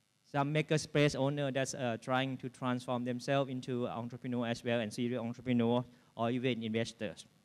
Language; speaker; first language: English; non-native, fluent; Thai